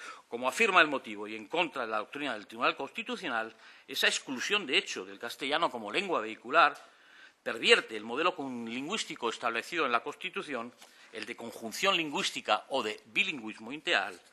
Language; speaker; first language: Spanish; native; Spanish